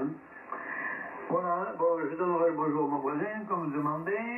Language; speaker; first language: French; native; French